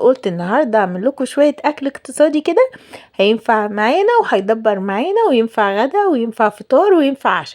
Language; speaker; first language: Arabic; native; Arabic